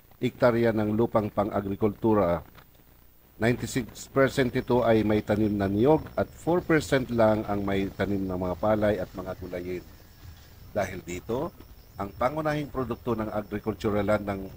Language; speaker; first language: Filipino; non-native, local second language; Bikol